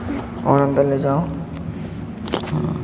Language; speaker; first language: Hindi; native; Hindi